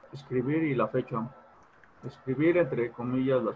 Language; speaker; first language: Spanish; native; Spanish